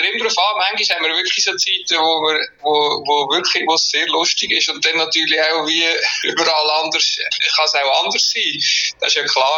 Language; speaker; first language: German; native; German